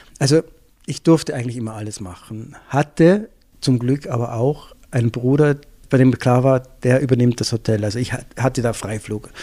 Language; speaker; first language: German; native; German